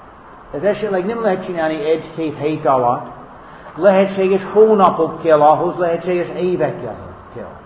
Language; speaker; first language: Hungarian; non-native, fluent; English